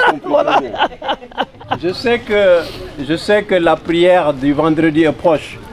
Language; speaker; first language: French; non-native, local second language; Wolof